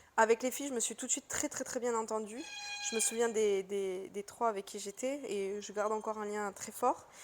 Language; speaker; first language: French; early bilingual, other home language; Portuguese